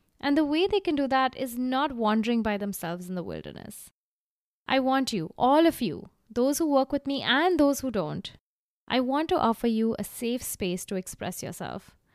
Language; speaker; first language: English; non-native, local second language; Gujarati